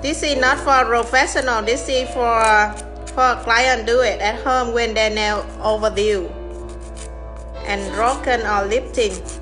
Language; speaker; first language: English; non-native, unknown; Vietnamese